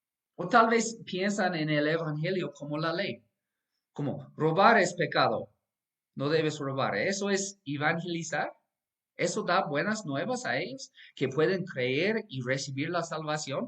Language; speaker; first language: Spanish; non-native, fluent; English